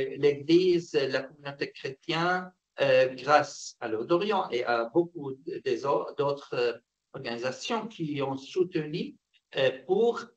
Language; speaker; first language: French; non-native, fluent; Arabic